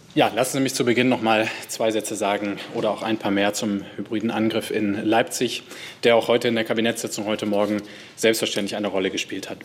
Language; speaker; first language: German; native; German